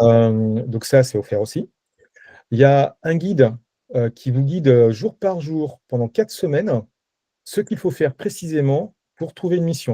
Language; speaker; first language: French; native; French